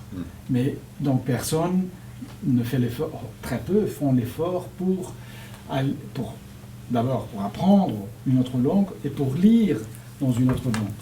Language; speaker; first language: French; non-native, fluent; Spanish